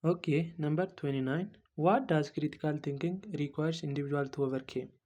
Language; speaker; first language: English; non-native, local second language; Amharic